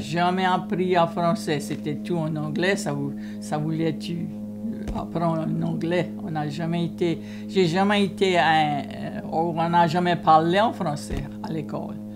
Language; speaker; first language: French; early bilingual, heritage; French